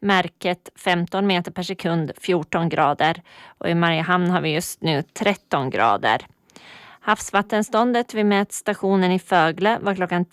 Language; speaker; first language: Swedish; native; Swedish